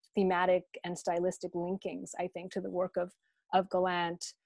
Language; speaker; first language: English; native; English